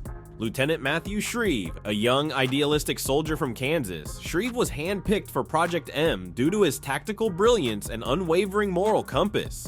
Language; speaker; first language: English; native; English